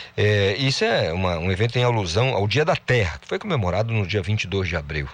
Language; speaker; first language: Portuguese; native; Portuguese